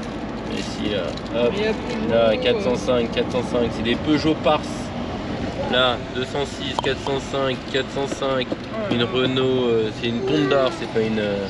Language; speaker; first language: French; native; French